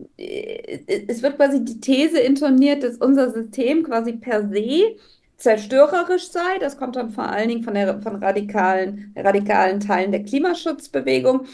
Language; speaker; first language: German; native; German